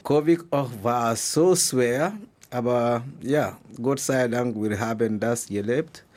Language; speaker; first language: German; non-native, learner; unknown